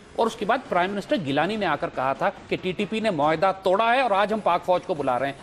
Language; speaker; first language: Urdu; native; Urdu